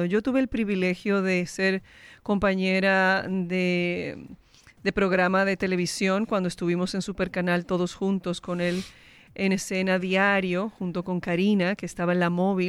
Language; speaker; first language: Spanish; native; Spanish